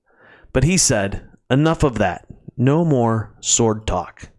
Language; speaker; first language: English; native; English